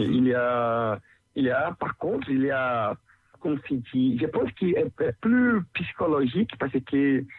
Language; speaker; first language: French; non-native, learner; Portuguese